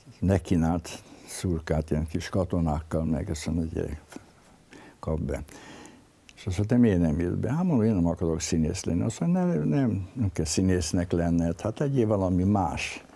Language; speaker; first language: Hungarian; non-native, local second language; Croatian